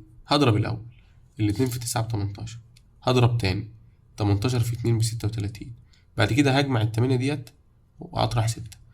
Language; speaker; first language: Arabic; native; Arabic